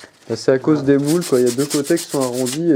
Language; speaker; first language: French; native; French